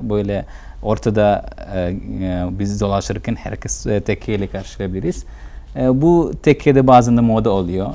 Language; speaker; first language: Turkish; non-native, fluent; Malayalam